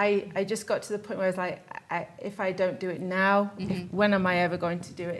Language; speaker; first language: English; native; English